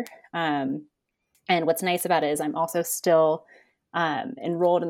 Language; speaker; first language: English; native; English